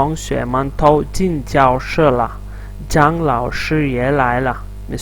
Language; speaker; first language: Chinese; non-native, fluent; Urdu